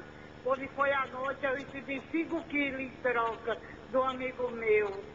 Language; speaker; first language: Portuguese; native; Portuguese